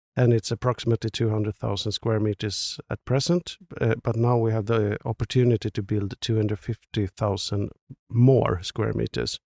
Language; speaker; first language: English; non-native, fluent; Swedish